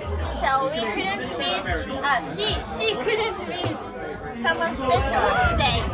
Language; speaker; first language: English; non-native, learner; Japanese